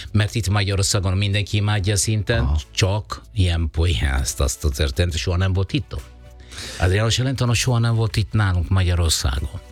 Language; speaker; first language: Hungarian; non-native, fluent; Italian